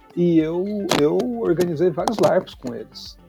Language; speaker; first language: Portuguese; native; Portuguese